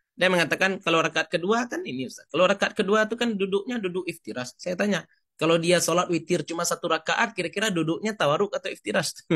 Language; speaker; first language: Indonesian; non-native, local second language; Minangkabau